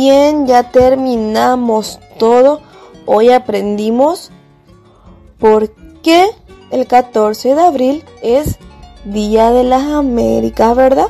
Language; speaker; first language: Spanish; native; Spanish